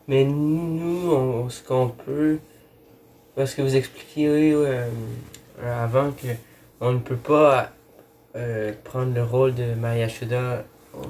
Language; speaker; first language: French; native; French